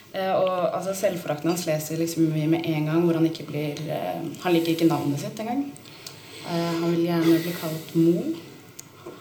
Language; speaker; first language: Norwegian; native; Norwegian